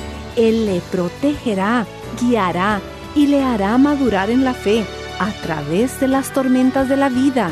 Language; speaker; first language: Spanish; native; Spanish